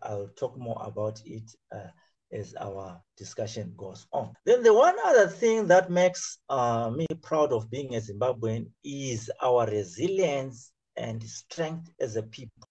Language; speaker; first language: English; non-native, local second language; Shona